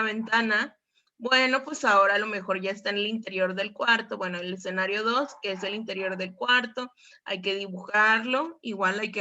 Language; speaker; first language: Spanish; native; Spanish